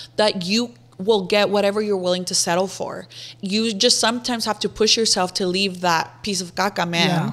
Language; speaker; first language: English; non-native, fluent; Spanish